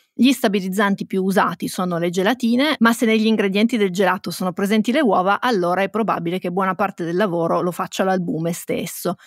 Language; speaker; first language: Italian; native; Italian